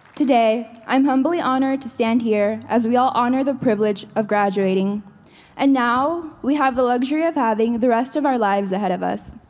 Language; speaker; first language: English; early bilingual, other home language; Spanish